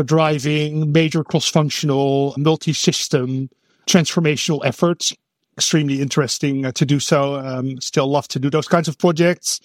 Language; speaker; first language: English; non-native, fluent; Dutch